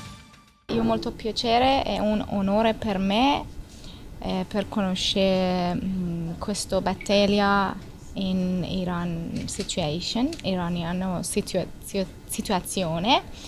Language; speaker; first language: Italian; non-native, learner; Persian